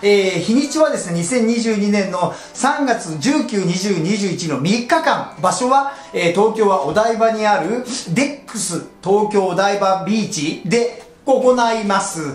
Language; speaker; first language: Japanese; native; Japanese